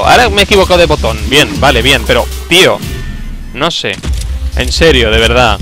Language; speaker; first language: Spanish; native; Spanish